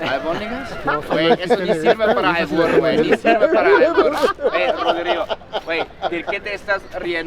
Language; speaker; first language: Spanish; native; Spanish